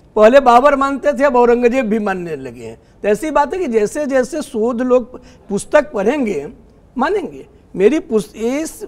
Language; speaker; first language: Hindi; native; Hindi